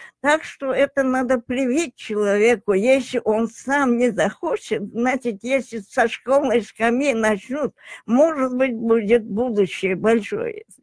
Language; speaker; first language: Russian; non-native, local second language; Tajik